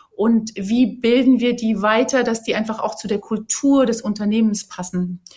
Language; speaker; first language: German; native; German